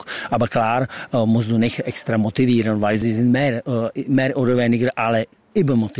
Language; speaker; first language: German; non-native, fluent; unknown